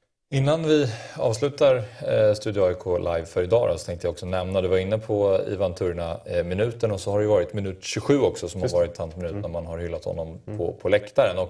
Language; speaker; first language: Swedish; native; Swedish